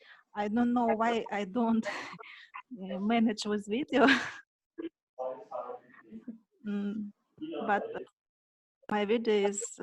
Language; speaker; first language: English; non-native, learner; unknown